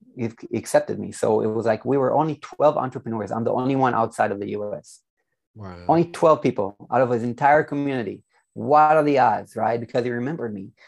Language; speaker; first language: English; non-native, fluent; Hebrew